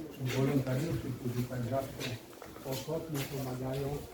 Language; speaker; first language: Polish; native; Polish